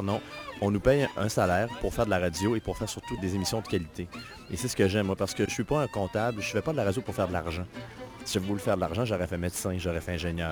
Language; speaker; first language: French; native; French